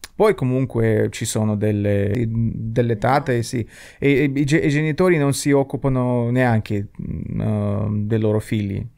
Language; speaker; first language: Italian; non-native, fluent; Russian